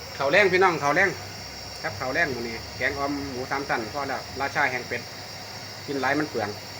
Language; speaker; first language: Thai; native; Thai